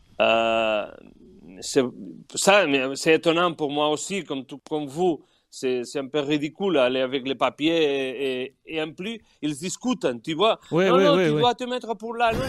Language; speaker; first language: French; non-native, learner; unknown